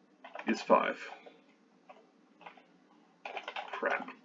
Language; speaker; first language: English; native; English